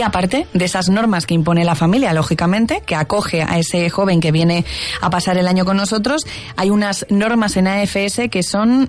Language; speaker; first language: Spanish; native; Spanish